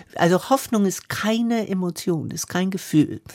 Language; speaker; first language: German; non-native, fluent; English